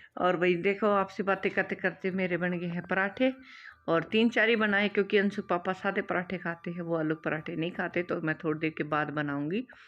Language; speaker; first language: Hindi; native; Hindi